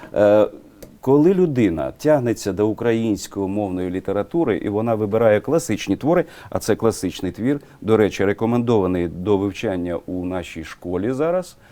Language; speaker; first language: Ukrainian; non-native, local second language; Russian